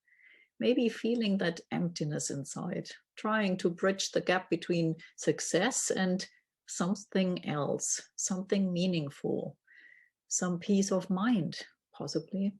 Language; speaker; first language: English; non-native, fluent; German